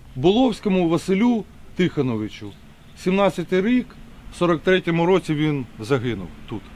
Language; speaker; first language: Ukrainian; non-native, local second language; Russian